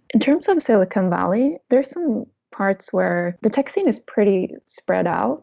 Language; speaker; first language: English; non-native, fluent; Swedish